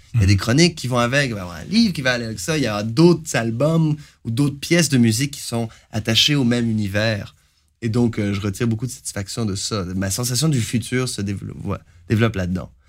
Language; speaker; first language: French; native; French